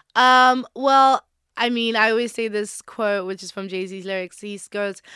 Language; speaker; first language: English; non-native, local second language; Yoruba